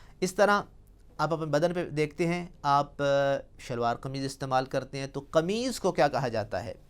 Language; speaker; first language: Urdu; non-native, local second language; Punjabi